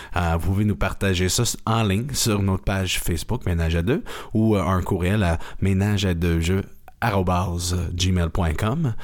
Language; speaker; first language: French; native; French